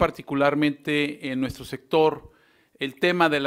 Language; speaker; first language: Spanish; native; Spanish